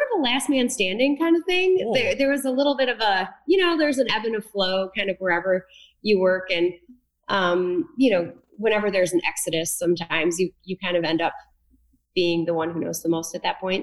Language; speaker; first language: English; native; English